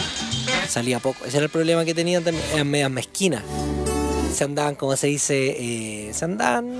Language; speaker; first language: Spanish; native; Spanish